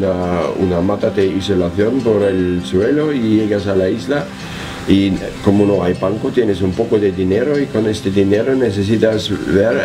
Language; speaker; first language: Spanish; non-native, learner; German